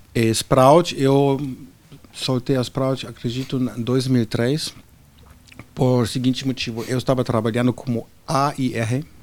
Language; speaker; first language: Portuguese; non-native, fluent; German